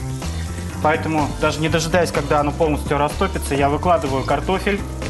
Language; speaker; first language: Russian; native; Russian